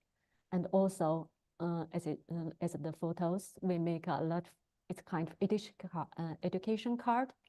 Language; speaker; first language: English; non-native, learner; Chinese